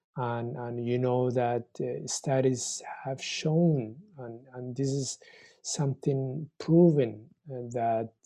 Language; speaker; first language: English; non-native, fluent; Somali